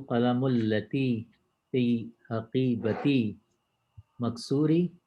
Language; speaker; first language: Arabic; non-native, learner; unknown